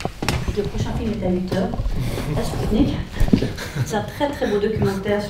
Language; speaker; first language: French; native; French